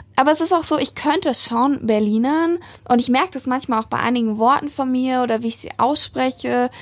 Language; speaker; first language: German; native; German